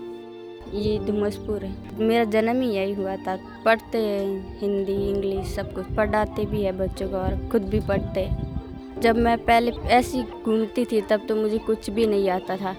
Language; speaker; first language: Hindi; native; Hindi